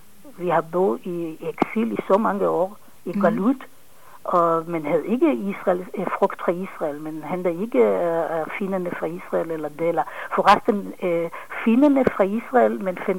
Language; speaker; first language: Danish; non-native, fluent; Hebrew